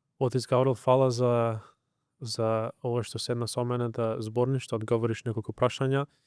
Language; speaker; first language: Macedonian; early bilingual, heritage; Macedonian